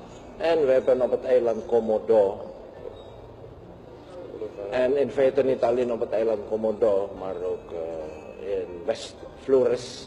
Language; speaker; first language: Dutch; non-native, local second language; Javanese